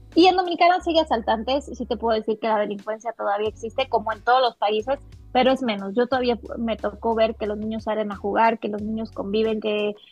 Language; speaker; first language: Spanish; native; Spanish